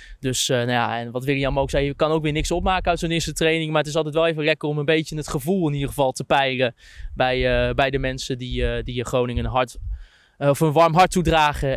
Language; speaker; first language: Dutch; native; Dutch